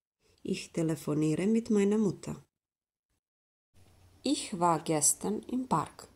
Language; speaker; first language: German; non-native, fluent; Serbian